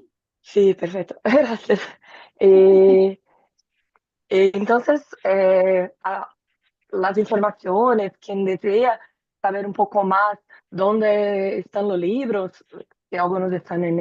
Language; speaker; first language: Spanish; non-native, fluent; Portuguese